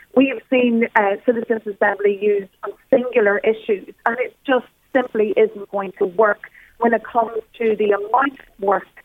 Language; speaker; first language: English; native; English